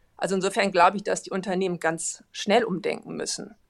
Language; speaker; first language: German; non-native, fluent; Swedish